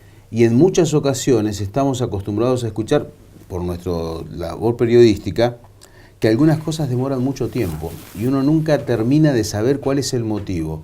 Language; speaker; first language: Spanish; native; Spanish